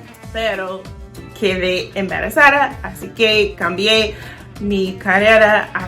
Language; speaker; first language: Spanish; non-native, learner; English